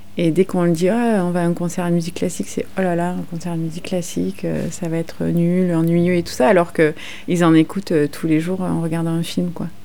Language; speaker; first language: French; native; French